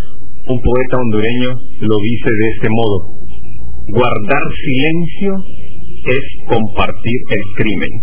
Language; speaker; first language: Spanish; native; Spanish